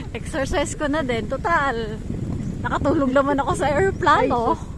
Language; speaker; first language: Filipino; non-native, local second language; Bikol